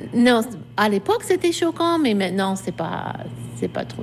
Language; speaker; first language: French; non-native, fluent; English